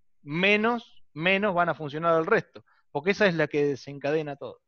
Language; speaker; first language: Spanish; native; Spanish